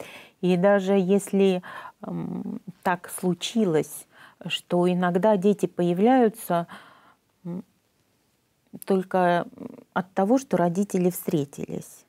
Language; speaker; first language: Russian; native; Russian